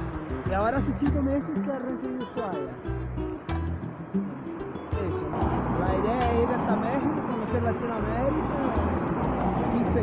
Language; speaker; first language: Spanish; early bilingual, heritage; Spanish